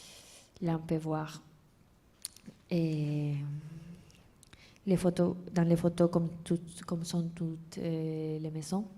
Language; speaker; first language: French; non-native, fluent; Spanish